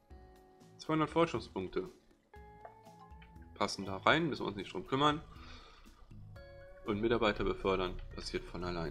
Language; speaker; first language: German; native; German